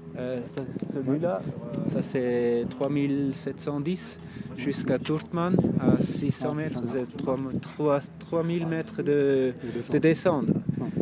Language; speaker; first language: French; non-native, local second language; German